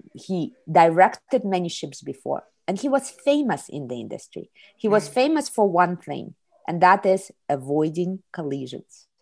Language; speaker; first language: English; non-native, fluent; Kazakh